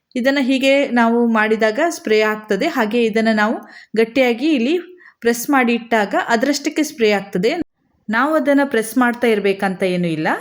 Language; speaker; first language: Kannada; native; Kannada